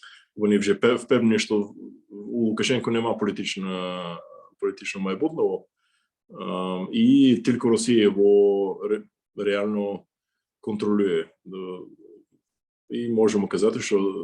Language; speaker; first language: Ukrainian; non-native, fluent; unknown